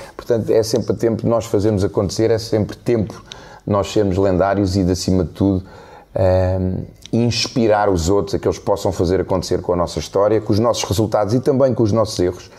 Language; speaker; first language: Portuguese; native; Portuguese